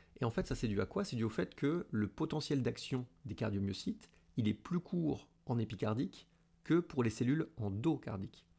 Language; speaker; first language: French; native; French